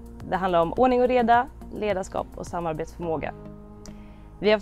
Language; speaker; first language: Swedish; native; Swedish